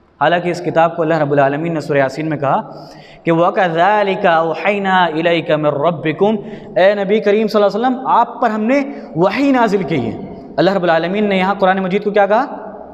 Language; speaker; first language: Urdu; native; Urdu